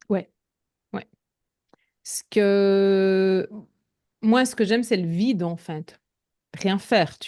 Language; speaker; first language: French; native; French